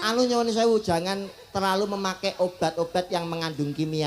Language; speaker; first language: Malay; non-native, local second language; Javanese